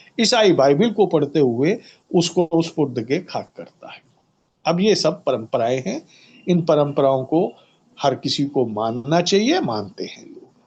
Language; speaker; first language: Hindi; native; Hindi